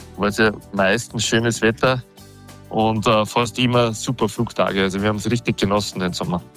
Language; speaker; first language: German; native; German